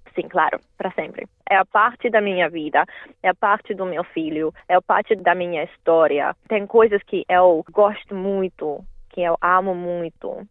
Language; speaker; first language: Portuguese; non-native, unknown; Russian